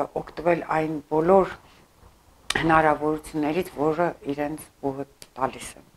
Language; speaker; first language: Armenian; early bilingual, heritage; Armenian